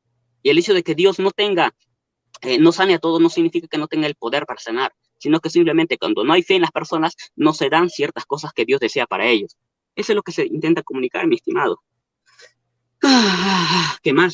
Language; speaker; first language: Spanish; native; Spanish